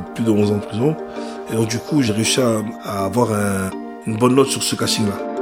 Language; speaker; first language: French; native; French